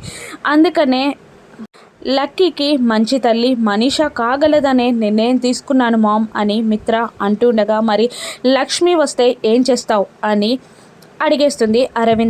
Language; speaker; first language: Telugu; native; Telugu